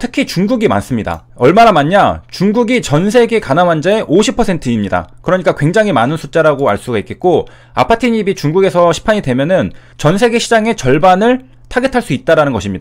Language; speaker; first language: Korean; native; Korean